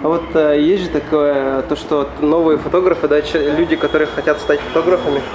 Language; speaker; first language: Russian; native; Russian